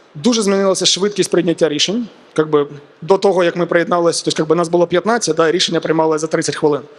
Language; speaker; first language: Ukrainian; non-native, local second language; Russian